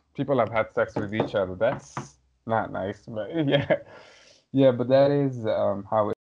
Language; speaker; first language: English; non-native, local second language; Somali